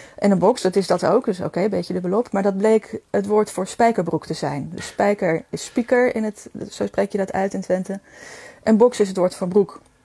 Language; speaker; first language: Dutch; native; Dutch